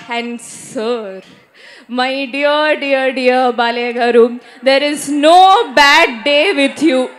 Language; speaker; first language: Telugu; non-native, fluent; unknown